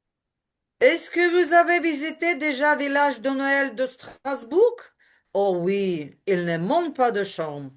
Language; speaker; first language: French; non-native, learner; Ukrainian